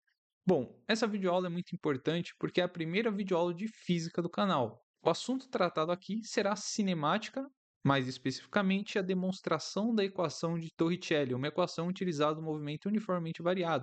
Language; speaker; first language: Portuguese; native; Portuguese